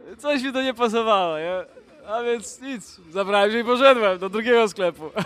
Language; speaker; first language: Polish; native; Polish